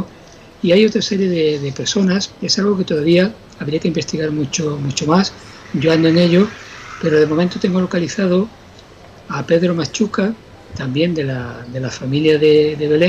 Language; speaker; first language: Spanish; native; Spanish